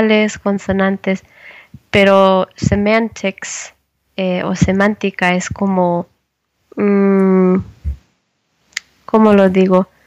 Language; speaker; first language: Spanish; non-native, learner; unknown